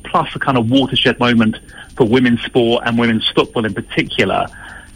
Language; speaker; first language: English; native; English